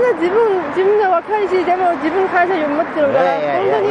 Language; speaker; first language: Japanese; non-native, learner; Chinese